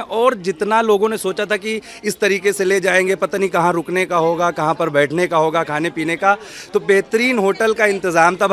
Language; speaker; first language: Hindi; native; Hindi